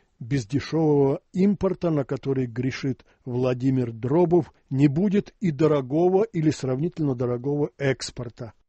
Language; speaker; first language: Russian; non-native, local second language; Ukrainian